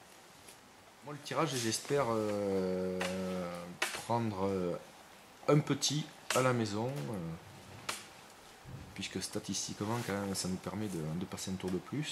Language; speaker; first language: French; native; French